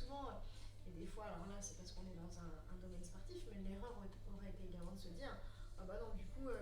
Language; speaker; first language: French; native; French